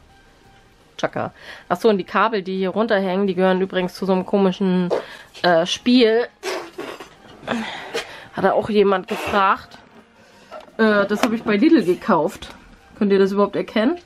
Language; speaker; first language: German; native; German